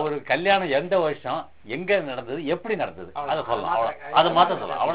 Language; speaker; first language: Tamil; native; Tamil